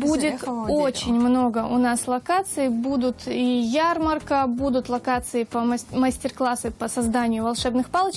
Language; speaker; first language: Russian; native; Russian